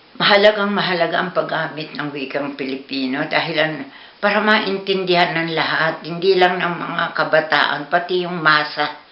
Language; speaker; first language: Filipino; native; Filipino